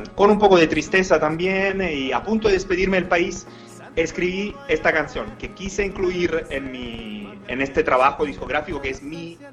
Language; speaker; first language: Spanish; non-native, fluent; Italian